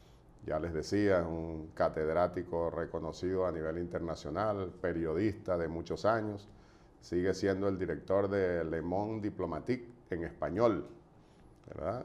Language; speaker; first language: Spanish; native; Spanish